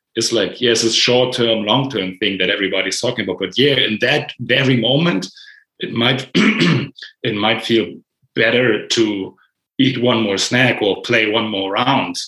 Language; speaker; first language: English; non-native, fluent; German